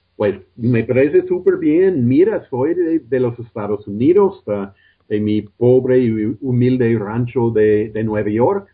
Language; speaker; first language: Spanish; non-native, fluent; English